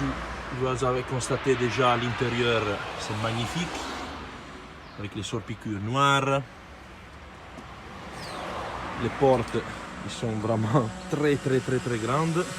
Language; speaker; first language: French; non-native, learner; Italian